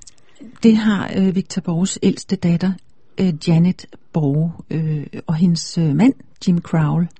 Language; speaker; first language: Danish; native; Danish